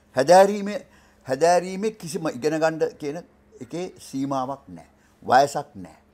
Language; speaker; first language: Sinhala; native; Sinhala